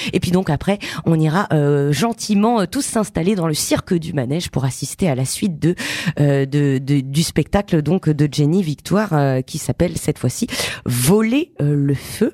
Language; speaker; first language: French; native; French